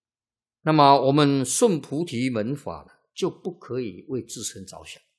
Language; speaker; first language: Chinese; native; Chinese